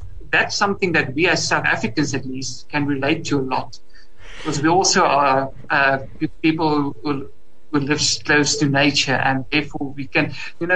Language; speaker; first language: English; non-native, local second language; Afrikaans